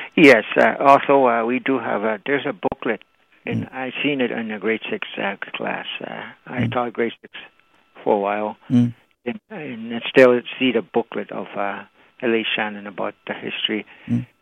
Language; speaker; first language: English; non-native, fluent; Cree